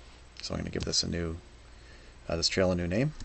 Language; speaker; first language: English; native; English